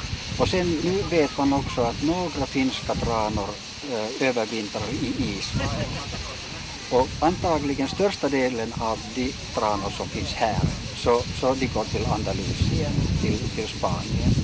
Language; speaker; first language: Swedish; non-native, local second language; Finnish